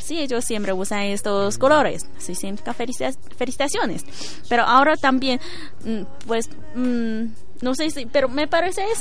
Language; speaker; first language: Spanish; non-native, learner; Chinese